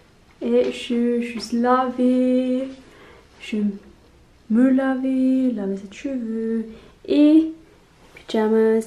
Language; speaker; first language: French; non-native, learner; Norwegian